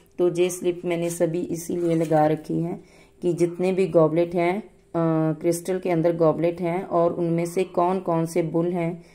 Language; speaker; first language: Hindi; non-native, local second language; Punjabi